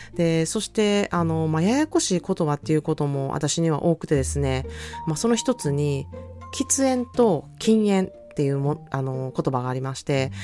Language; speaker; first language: Japanese; native; Japanese